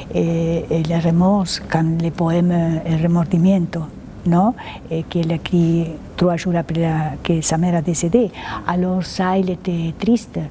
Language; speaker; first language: French; non-native, fluent; Spanish